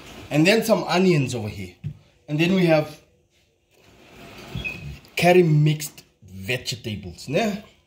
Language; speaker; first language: English; non-native, local second language; Afrikaans